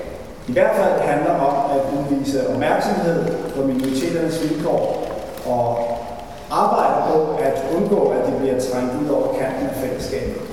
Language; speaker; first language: Danish; native; Danish